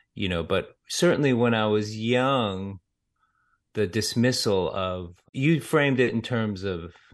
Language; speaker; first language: English; native; English